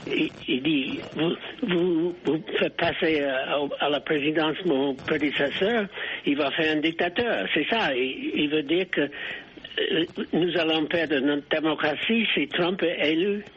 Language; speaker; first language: French; non-native, fluent; English